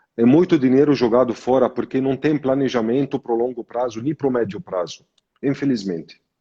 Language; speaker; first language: Portuguese; non-native, fluent; Arabic